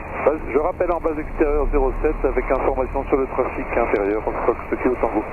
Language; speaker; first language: French; native; French